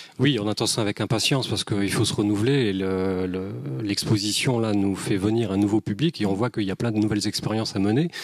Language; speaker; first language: French; native; French